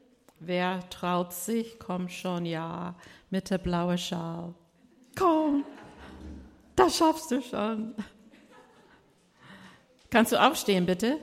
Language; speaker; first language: German; non-native, fluent; English